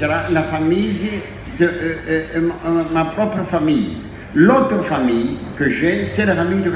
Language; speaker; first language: French; non-native, fluent; Greek